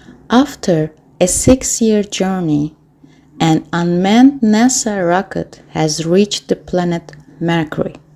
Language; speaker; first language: English; non-native, fluent; Turkish